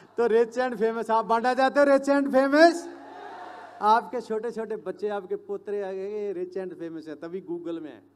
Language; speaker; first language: Hindi; non-native, local second language; Punjabi